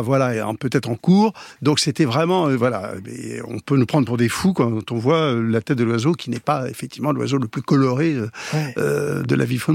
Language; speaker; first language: French; native; French